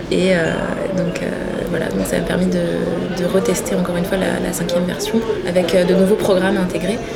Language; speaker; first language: French; native; French